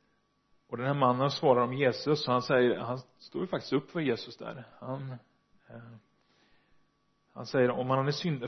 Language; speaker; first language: Swedish; non-native, fluent; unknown